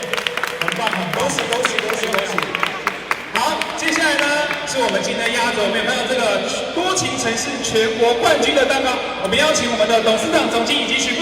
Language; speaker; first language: Chinese; native; Chinese